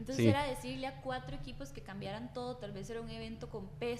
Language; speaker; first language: Spanish; native; Spanish